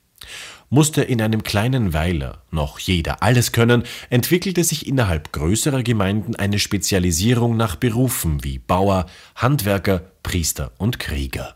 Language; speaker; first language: German; native; German